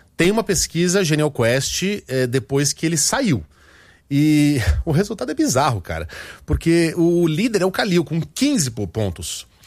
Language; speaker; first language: Portuguese; native; Portuguese